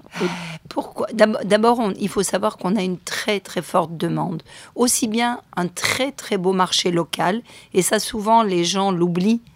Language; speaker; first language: French; native; French